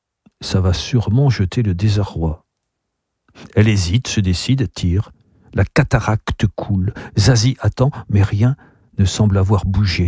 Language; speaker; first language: French; native; French